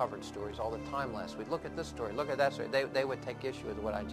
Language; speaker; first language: English; native; English